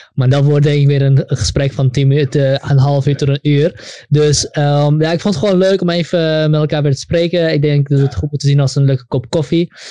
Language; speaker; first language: Dutch; native; Dutch